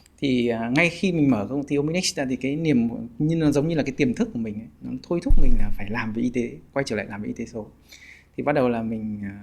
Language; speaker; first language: Vietnamese; native; Vietnamese